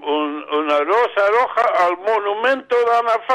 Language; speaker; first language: Spanish; non-native, fluent; Dutch